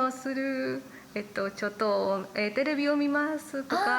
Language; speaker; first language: Japanese; non-native, learner; Spanish